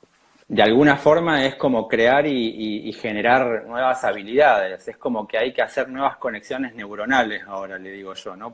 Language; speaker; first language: Spanish; native; Spanish